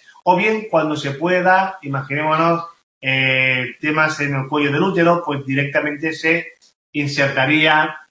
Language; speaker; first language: Spanish; native; Spanish